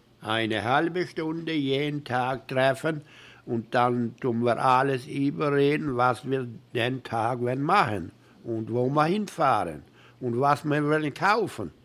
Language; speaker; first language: German; early bilingual, heritage; German